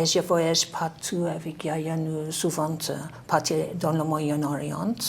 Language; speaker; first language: French; non-native, learner; English